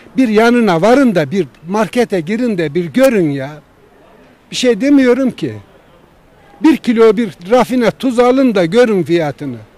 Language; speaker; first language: Turkish; native; Turkish